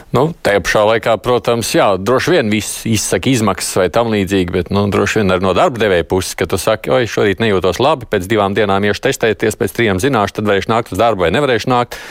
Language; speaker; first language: Latvian; native; Latvian